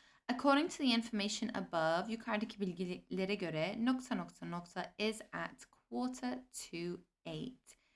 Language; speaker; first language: English; non-native, fluent; Turkish